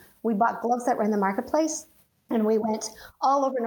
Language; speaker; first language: English; native; English